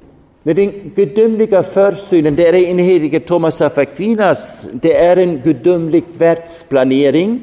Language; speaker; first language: Swedish; non-native, fluent; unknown